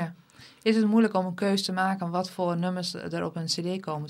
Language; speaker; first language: Dutch; native; Dutch